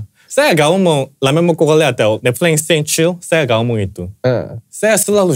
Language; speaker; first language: Indonesian; non-native, fluent; Korean